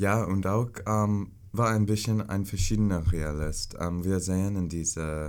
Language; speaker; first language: German; non-native, learner; English